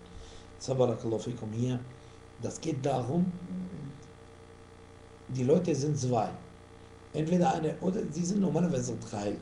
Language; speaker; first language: German; non-native, fluent; Arabic